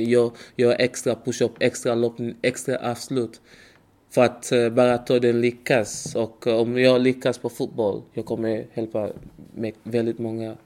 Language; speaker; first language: Swedish; non-native, learner; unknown